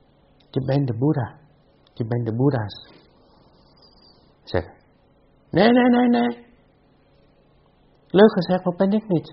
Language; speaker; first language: Dutch; non-native, fluent; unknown